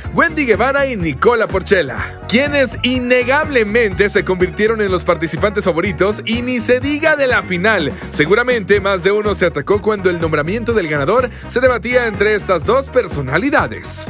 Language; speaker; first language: Spanish; native; Spanish